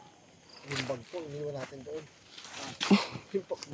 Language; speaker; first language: Filipino; native; Filipino